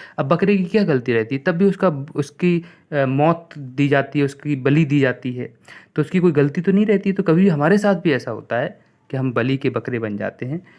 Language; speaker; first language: Hindi; native; Hindi